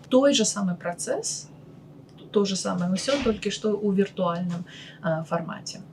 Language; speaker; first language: Belarusian; non-native, local second language; Russian